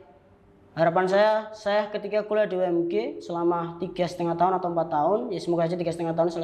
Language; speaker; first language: Indonesian; non-native, local second language; Javanese